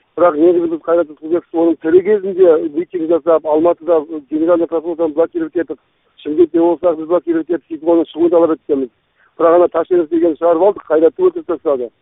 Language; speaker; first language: Kazakh; native; Kazakh